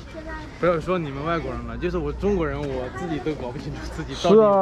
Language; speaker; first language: Chinese; native; Chinese